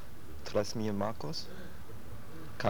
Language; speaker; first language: Spanish; non-native, learner; German